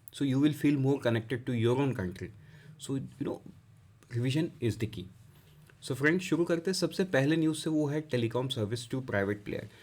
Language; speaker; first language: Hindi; non-native, local second language; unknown